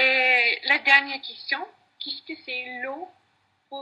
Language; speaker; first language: French; non-native, learner; English